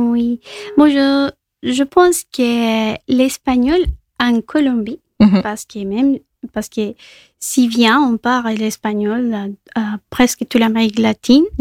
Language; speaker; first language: French; non-native, local second language; Spanish